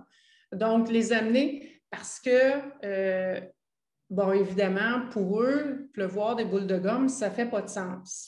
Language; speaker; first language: French; native; French